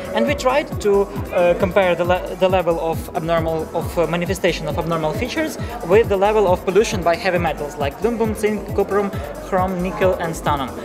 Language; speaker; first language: English; non-native, fluent; Ukrainian